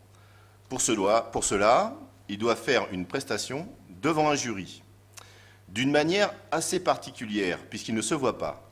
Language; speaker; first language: French; native; French